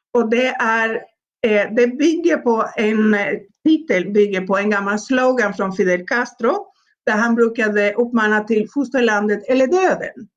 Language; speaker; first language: Swedish; non-native, fluent; Spanish